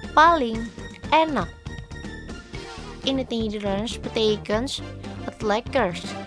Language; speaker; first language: Dutch; non-native, fluent; Indonesian